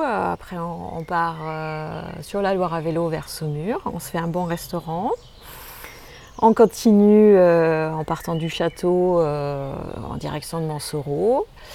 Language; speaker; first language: French; non-native, fluent; German